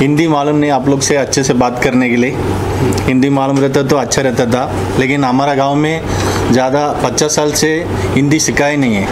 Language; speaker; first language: Hindi; non-native, local second language; Tamil